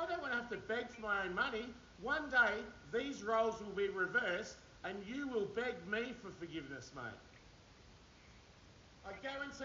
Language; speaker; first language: English; native; English